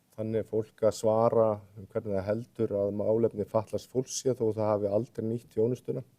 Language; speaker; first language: Icelandic; native; Icelandic